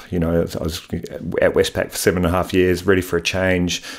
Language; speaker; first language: English; native; English